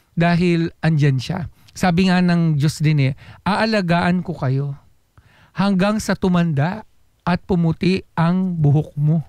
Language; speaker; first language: Filipino; native; Filipino